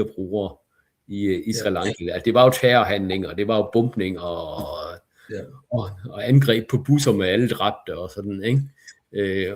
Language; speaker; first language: Danish; native; Danish